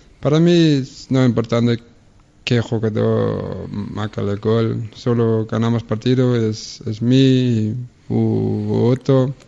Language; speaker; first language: Spanish; non-native, learner; Danish